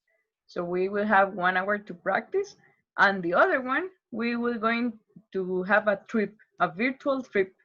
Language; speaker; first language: English; non-native, learner; Spanish